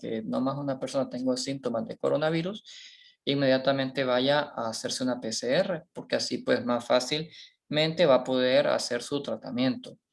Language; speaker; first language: Spanish; native; Spanish